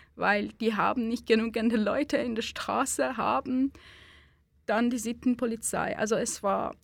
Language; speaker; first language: German; non-native, fluent; Persian